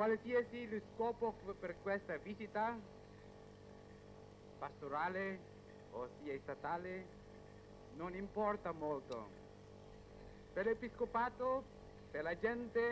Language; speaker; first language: Italian; non-native, fluent; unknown